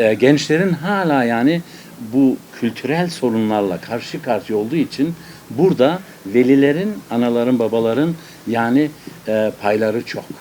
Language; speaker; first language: Turkish; native; Turkish